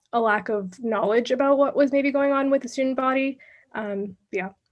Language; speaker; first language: English; native; English